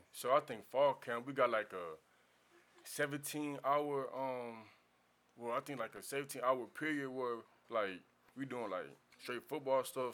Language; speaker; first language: English; native; English